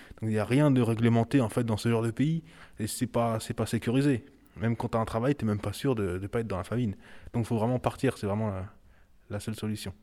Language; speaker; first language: French; early bilingual, other home language; Haitian Creole